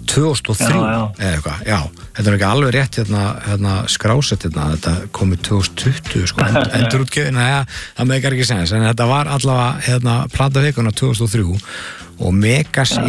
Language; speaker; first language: Icelandic; native; Icelandic